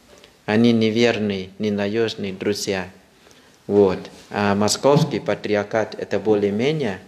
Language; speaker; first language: Russian; non-native, fluent; Thai